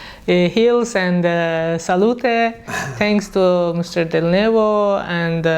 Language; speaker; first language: English; non-native, learner; Persian